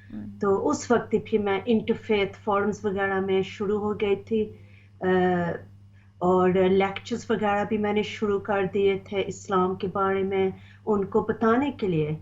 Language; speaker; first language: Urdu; early bilingual, heritage; Urdu